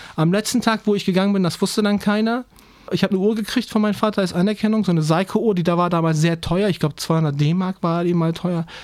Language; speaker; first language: German; non-native, fluent; Turkish